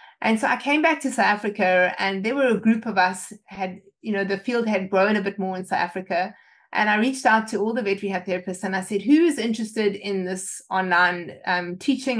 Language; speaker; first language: English; native; English